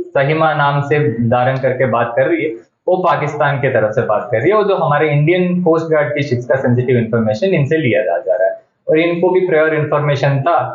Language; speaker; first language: Hindi; non-native, local second language; Gujarati